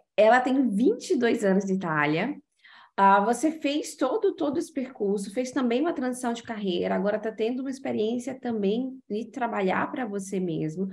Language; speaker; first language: Portuguese; native; Portuguese